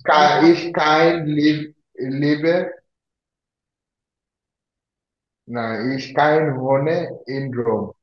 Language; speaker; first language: German; non-native, learner; Bangla